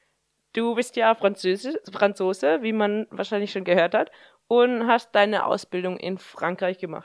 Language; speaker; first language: German; native; German